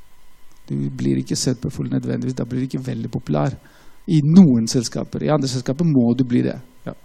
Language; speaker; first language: Norwegian; non-native, fluent; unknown